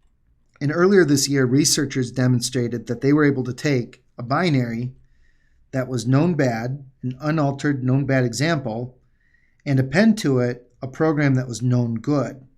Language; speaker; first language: English; native; English